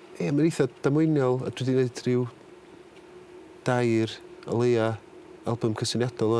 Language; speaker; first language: Welsh; native; Welsh